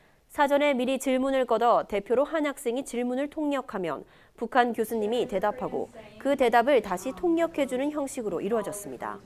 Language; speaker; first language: Korean; native; Korean